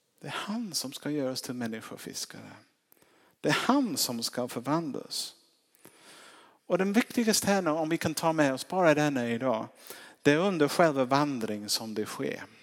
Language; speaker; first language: Swedish; non-native, fluent; English